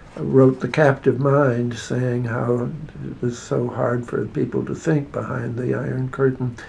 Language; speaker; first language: English; native; English